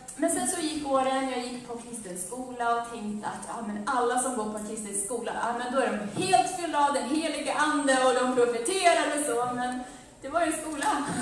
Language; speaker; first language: Swedish; early bilingual, other home language; Amharic